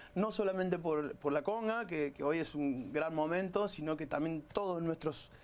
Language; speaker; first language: Spanish; native; Spanish